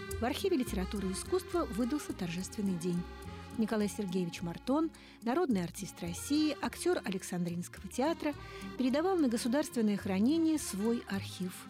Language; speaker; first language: Russian; native; Russian